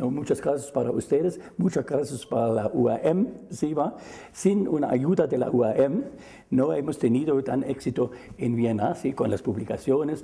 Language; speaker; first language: Spanish; non-native, fluent; German